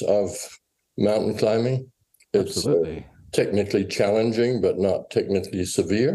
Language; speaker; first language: English; native; English